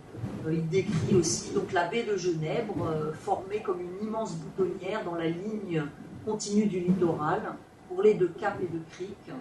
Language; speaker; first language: French; native; French